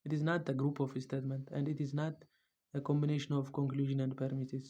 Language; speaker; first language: English; non-native, local second language; Amharic